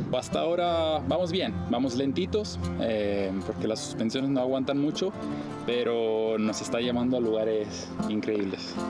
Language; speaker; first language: Spanish; non-native, fluent; Italian